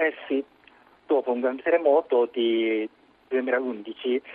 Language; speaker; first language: Italian; non-native, learner; Japanese